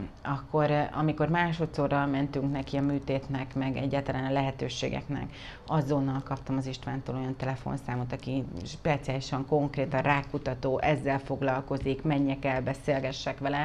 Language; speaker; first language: Hungarian; native; Hungarian